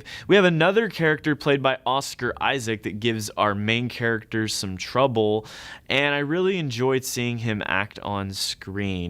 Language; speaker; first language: English; native; English